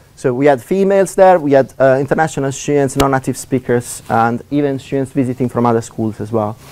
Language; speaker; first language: English; non-native, fluent; Italian